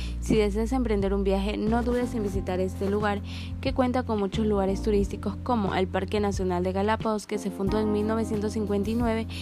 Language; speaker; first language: Spanish; native; Spanish